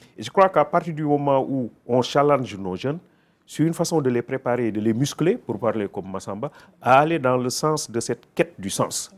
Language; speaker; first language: French; non-native, local second language; Wolof